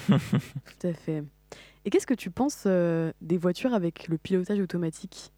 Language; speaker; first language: French; native; French